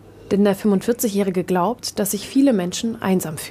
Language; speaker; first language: German; native; German